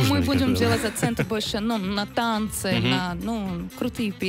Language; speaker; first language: Russian; non-native, learner; Portuguese